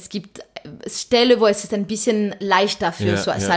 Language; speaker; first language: German; non-native, fluent; French